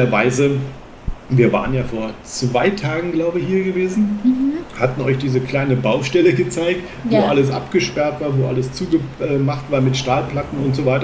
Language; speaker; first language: German; native; German